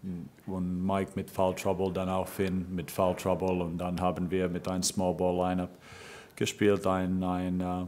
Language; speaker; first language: German; non-native, fluent; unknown